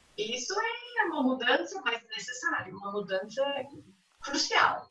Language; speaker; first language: Portuguese; non-native, fluent; English